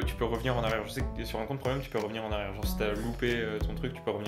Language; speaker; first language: French; native; French